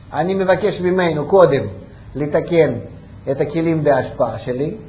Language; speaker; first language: Hebrew; non-native, fluent; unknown